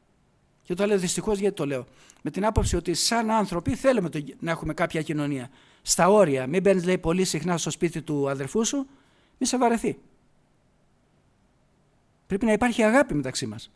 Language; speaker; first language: Greek; native; Greek